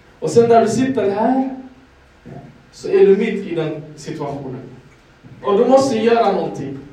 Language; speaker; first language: Swedish; non-native, fluent; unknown